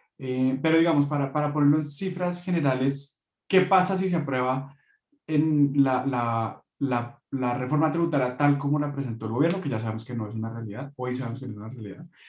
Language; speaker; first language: Spanish; native; Spanish